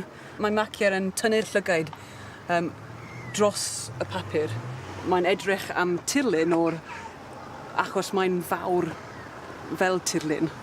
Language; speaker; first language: Welsh; non-native, local second language; English